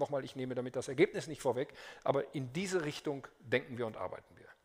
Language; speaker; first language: German; native; German